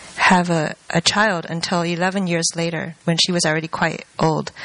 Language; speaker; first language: English; early bilingual, other home language; Chinese